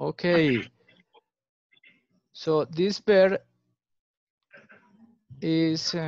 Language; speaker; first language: English; non-native, fluent; Spanish